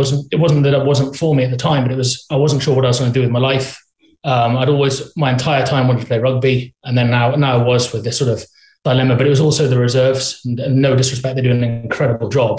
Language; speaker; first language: English; native; English